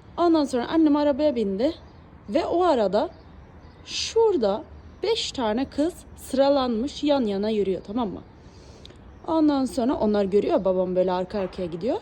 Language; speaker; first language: Turkish; early bilingual, heritage; Turkish